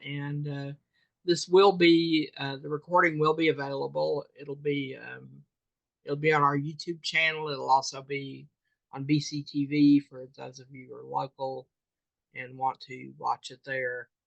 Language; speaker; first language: English; native; English